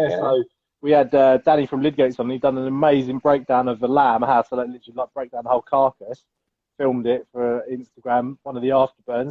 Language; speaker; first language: English; native; English